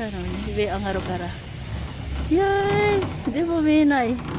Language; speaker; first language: Japanese; non-native, learner; Filipino